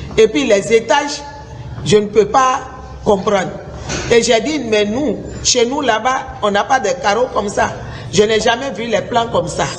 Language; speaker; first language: French; non-native, local second language; Susu